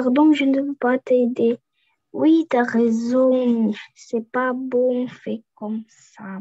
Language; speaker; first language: French; non-native, learner; Russian